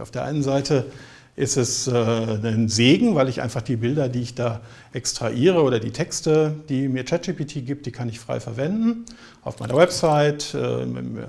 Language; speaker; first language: German; native; German